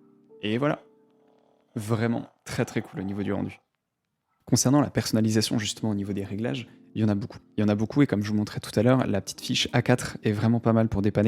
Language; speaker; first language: French; native; French